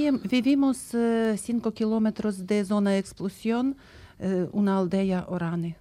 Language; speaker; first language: Spanish; non-native, learner; Ukrainian